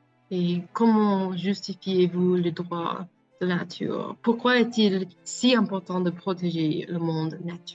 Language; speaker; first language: French; non-native, learner; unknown